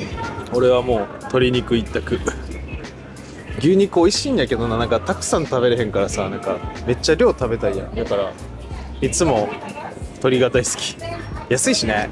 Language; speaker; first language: Japanese; native; Japanese